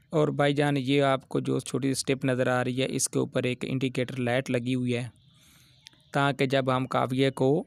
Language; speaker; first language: Urdu; non-native, local second language; Punjabi